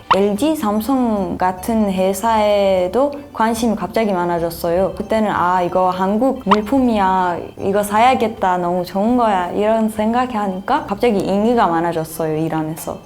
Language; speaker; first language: Korean; non-native, fluent; Persian